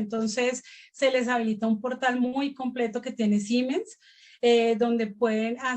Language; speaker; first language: Spanish; native; Spanish